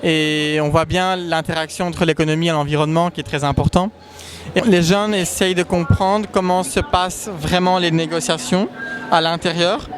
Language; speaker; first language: French; non-native, fluent; Spanish